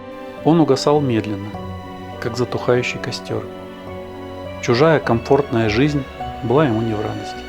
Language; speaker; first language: Russian; native; Russian